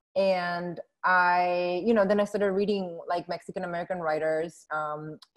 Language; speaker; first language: English; non-native, fluent; Spanish